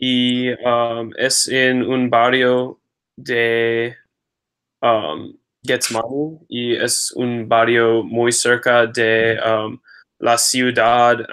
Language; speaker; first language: Spanish; non-native, learner; English